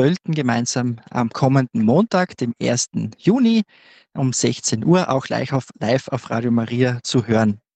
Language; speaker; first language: German; native; German